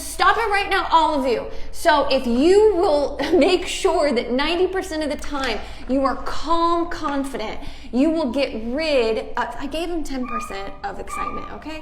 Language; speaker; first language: English; native; English